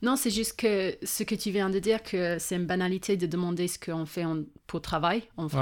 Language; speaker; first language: French; non-native, fluent; English